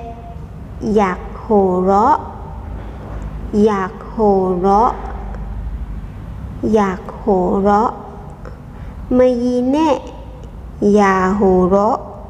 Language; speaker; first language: Thai; non-native, fluent; Burmese